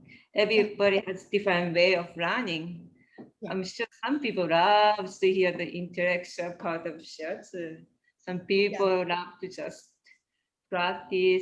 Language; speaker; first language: English; non-native, learner; Japanese